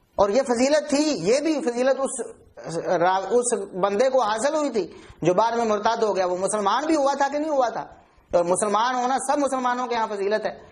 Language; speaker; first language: Urdu; non-native, local second language; Punjabi